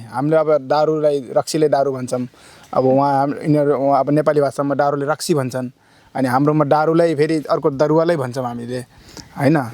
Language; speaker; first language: Nepali; non-native, local second language; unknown